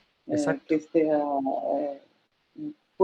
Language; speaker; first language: Spanish; non-native, learner; Portuguese